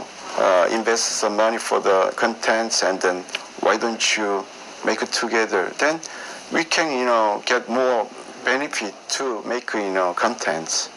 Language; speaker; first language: English; non-native, learner; Korean